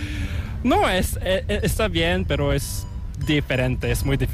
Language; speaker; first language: Spanish; non-native, learner; Korean